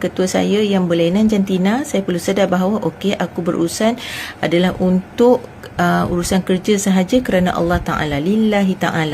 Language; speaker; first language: Malay; native; Malay